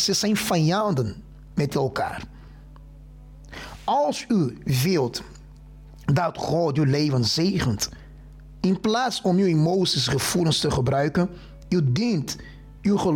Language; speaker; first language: Dutch; non-native, fluent; Portuguese